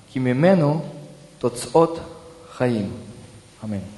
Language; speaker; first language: Hebrew; early bilingual, other home language; Russian